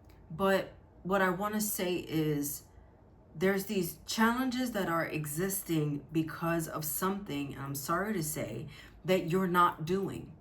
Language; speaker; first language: English; native; English